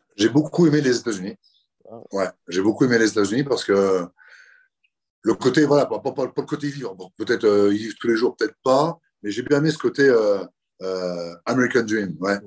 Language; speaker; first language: French; native; French